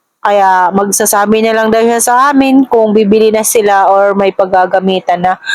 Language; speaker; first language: Filipino; non-native, local second language; Cebuano